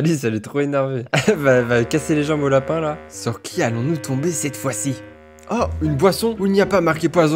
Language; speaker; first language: French; native; French